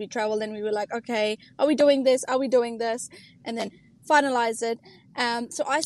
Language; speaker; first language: English; early bilingual, other home language; Urdu